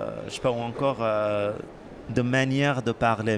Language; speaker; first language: French; non-native, fluent; Persian